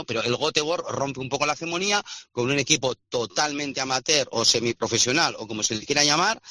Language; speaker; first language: Spanish; native; Spanish